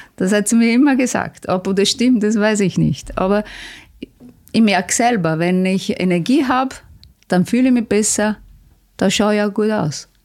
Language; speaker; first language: German; non-native, fluent; Italian